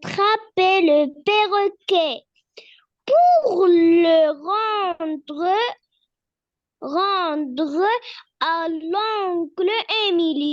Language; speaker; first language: French; non-native, learner; Arabic